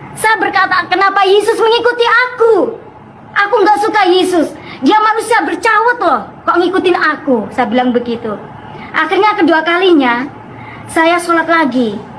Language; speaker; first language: Indonesian; non-native, local second language; Madurese